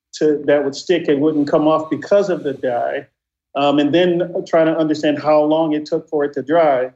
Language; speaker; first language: English; native; English